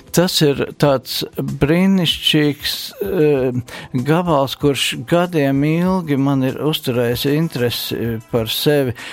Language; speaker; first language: Latvian; native; Latvian